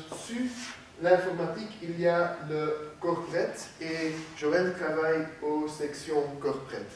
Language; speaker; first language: French; non-native, learner; Dutch